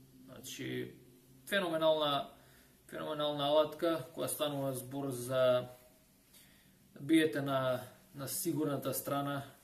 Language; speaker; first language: Macedonian; native; Macedonian